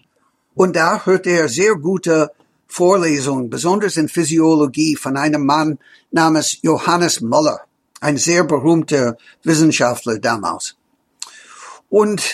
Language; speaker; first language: German; non-native, fluent; English